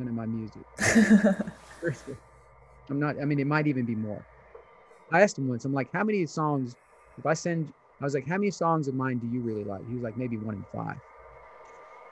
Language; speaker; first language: English; early bilingual, other home language; Pennsylvania German